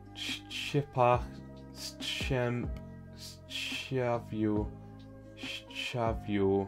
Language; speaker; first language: Polish; non-native, learner; English